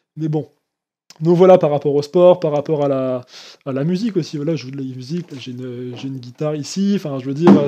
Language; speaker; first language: French; native; French